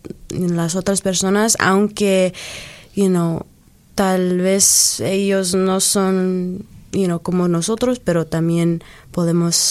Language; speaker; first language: Spanish; early bilingual, heritage; English